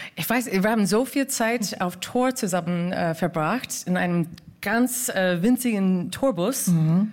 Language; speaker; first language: German; non-native, fluent; English